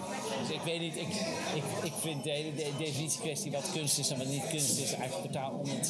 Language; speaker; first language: Dutch; native; Dutch